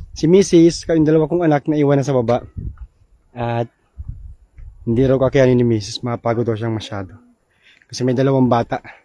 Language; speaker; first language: Filipino; non-native, local second language; Bikol